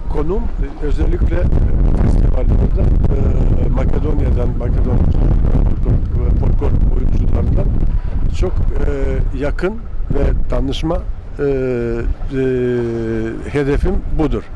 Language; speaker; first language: Turkish; non-native, learner; Macedonian